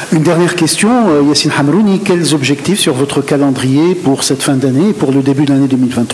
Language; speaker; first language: French; non-native, local second language; Arabic